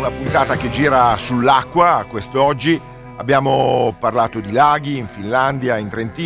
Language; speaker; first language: Italian; native; Italian